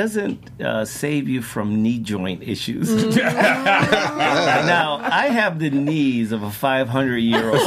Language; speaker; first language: English; native; English